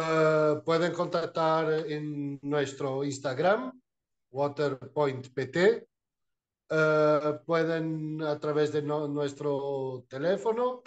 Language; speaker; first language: Spanish; non-native, fluent; Portuguese